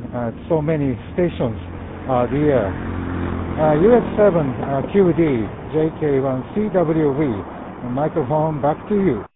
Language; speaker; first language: English; non-native, learner; Japanese